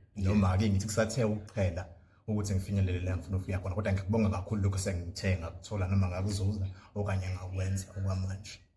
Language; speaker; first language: Zulu; native; Zulu